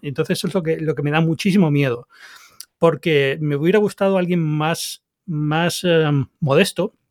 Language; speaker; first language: Spanish; native; Spanish